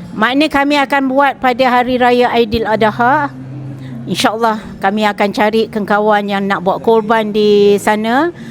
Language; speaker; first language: Malay; native; Malay